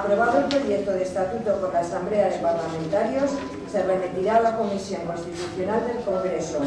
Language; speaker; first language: Spanish; native; Spanish